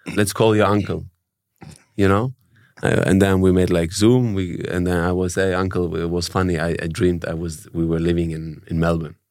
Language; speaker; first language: English; early bilingual, heritage; German